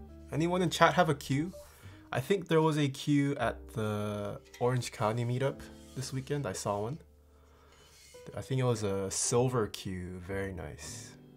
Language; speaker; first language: English; early bilingual, other home language; Korean